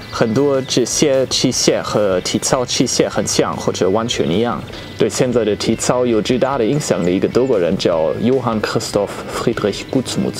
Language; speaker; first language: Chinese; non-native, fluent; German